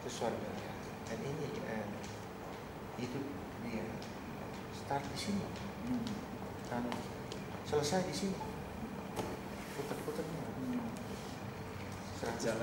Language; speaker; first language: Indonesian; early bilingual, heritage; Dutch